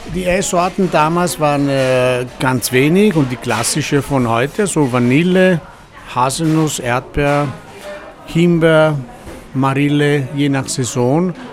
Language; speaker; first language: German; non-native, fluent; Italian